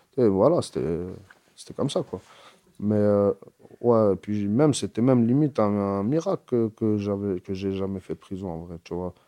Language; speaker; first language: French; early bilingual, other home language; Arabic